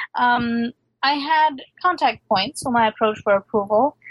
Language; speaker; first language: English; non-native, local second language; Urdu